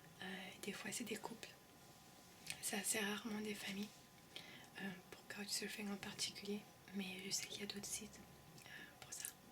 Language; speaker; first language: French; early bilingual, heritage; French